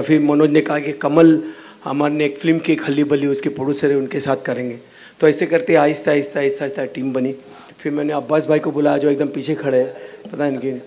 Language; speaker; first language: Hindi; native; Hindi